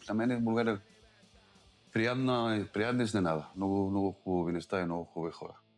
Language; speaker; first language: Bulgarian; non-native, learner; Spanish